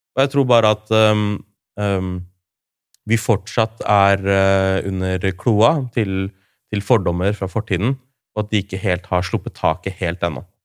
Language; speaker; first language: Norwegian; early bilingual, other home language; Urdu